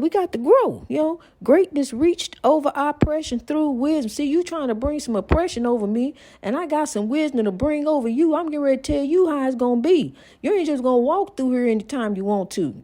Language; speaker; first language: English; native; English